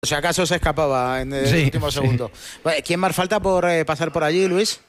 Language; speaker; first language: Spanish; native; Spanish